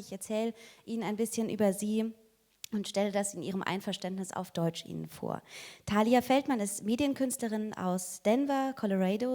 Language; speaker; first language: German; native; German